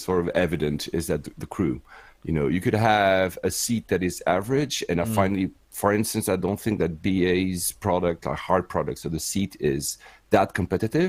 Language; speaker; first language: English; non-native, fluent; French